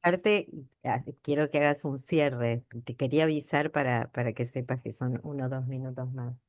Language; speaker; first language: Spanish; native; Spanish